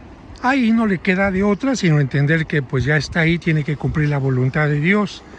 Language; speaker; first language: Spanish; native; Spanish